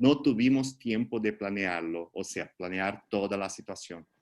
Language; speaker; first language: Spanish; non-native, fluent; Portuguese